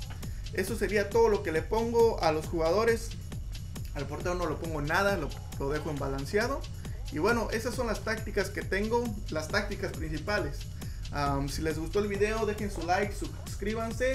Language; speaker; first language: Spanish; native; Spanish